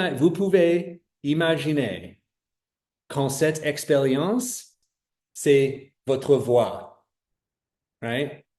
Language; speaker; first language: French; non-native, fluent; English